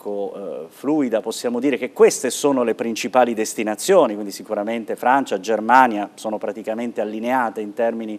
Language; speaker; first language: Italian; native; Italian